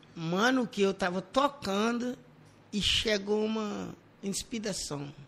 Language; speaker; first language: Portuguese; non-native, learner; English